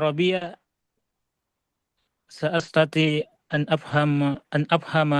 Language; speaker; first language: Arabic; non-native, learner; Indonesian